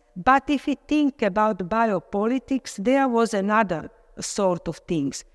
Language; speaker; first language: English; non-native, fluent; Slovenian